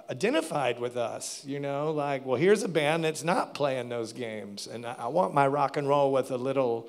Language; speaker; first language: English; native; English